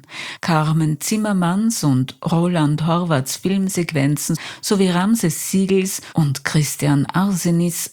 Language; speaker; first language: German; native; German